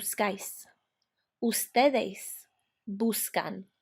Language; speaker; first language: Spanish; non-native, fluent; English